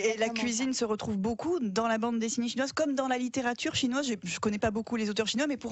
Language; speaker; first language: French; native; French